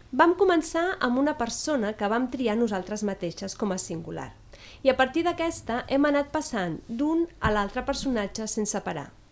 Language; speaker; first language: Catalan; native; Catalan